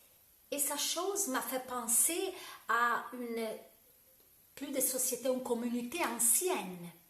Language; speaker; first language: French; non-native, learner; Italian